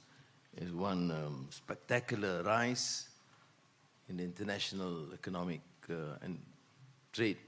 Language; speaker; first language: English; non-native, local second language; Malay